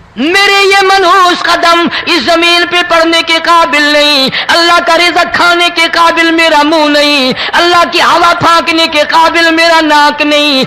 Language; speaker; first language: Urdu; non-native, local second language; Saraiki